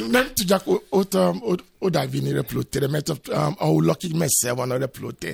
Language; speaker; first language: Hungarian; non-native, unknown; Yoruba